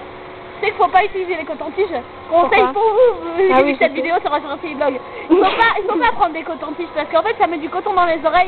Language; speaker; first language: French; native; French